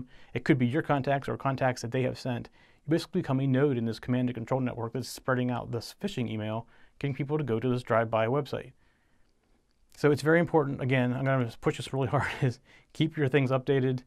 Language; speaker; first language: English; native; English